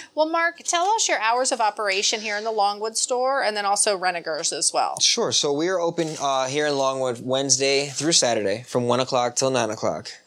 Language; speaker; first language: English; native; English